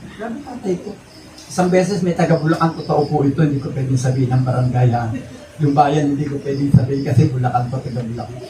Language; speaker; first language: Filipino; native; Filipino